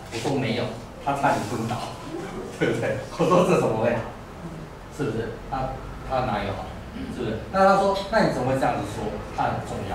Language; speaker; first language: Chinese; native; Chinese